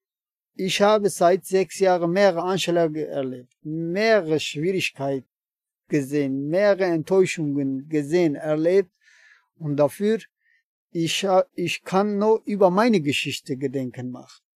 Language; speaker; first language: German; non-native, learner; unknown